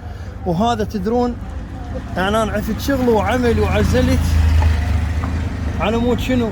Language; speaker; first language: Arabic; native; Arabic